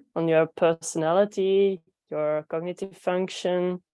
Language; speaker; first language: English; non-native, fluent; Dutch